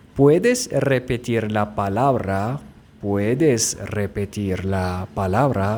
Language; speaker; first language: Spanish; non-native, fluent; Persian